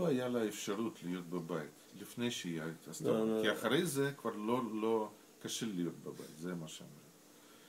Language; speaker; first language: Hebrew; non-native, fluent; Russian